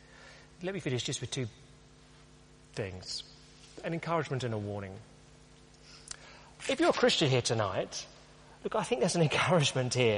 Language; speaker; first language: English; native; English